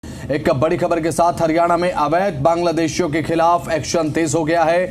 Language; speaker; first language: Hindi; native; Hindi